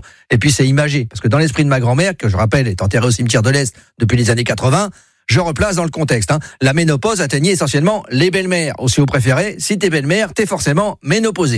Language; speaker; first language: French; native; French